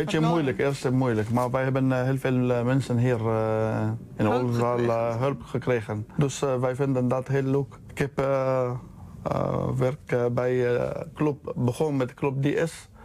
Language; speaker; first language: Dutch; non-native, learner; Arabic